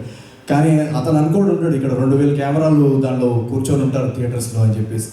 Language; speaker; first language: Telugu; native; Telugu